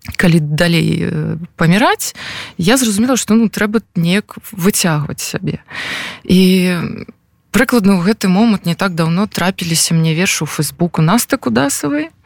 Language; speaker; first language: Belarusian; non-native, local second language; Russian